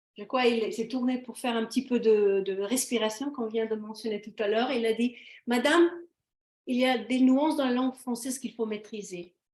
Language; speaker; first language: French; non-native, fluent; Slovenian